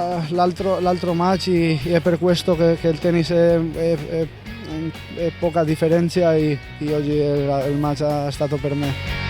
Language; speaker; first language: Italian; non-native, learner; Spanish